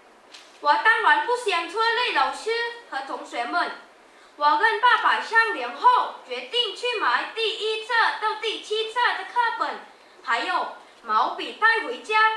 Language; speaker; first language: Chinese; non-native, learner; Thai